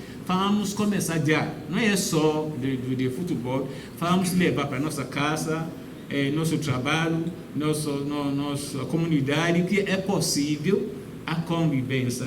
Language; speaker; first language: Portuguese; non-native, fluent; Yoruba